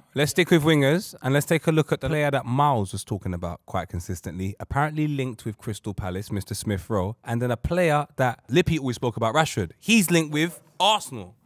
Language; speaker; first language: English; native; English